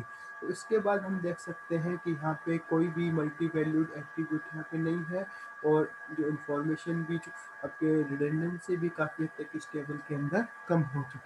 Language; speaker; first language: Hindi; native; Hindi